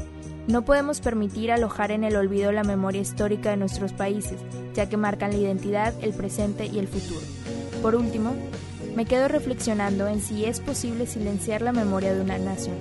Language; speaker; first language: Spanish; native; Spanish